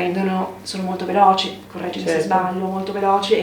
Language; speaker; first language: Italian; native; Italian